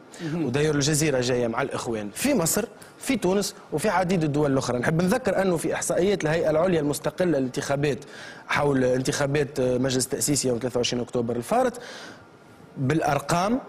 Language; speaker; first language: Arabic; native; Arabic